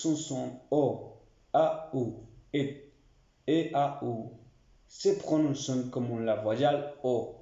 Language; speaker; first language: French; non-native, learner; Spanish